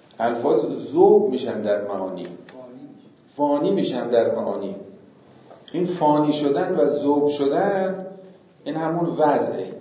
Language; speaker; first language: Persian; native; Persian